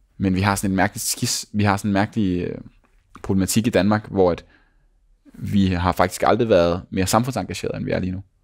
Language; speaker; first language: Danish; native; Danish